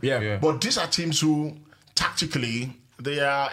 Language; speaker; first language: English; non-native, local second language; Yoruba